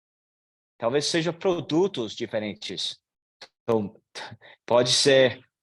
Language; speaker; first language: Portuguese; non-native, learner; English